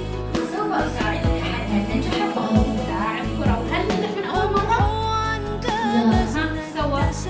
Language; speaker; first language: Arabic; native; Arabic